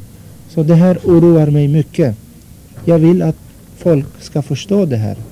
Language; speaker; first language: Swedish; non-native, fluent; Armenian